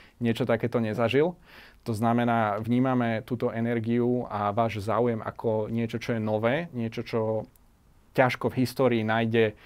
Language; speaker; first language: Slovak; native; Slovak